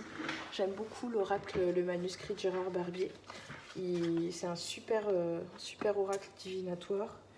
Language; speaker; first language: French; native; French